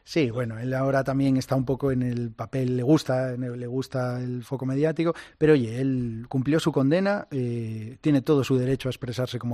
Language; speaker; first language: Spanish; native; Spanish